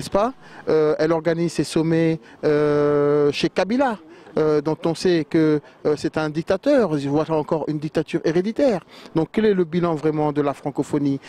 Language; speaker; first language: French; non-native, local second language; Wolof